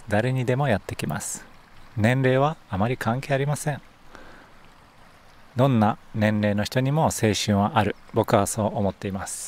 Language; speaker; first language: Japanese; native; Japanese